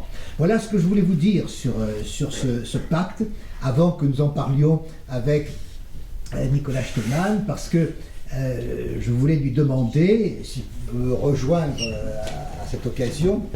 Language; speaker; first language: French; native; French